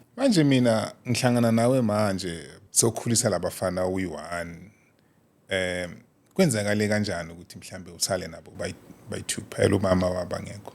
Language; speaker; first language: Zulu; non-native, local second language; South Ndebele